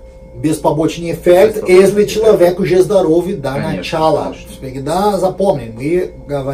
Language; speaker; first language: Russian; non-native, fluent; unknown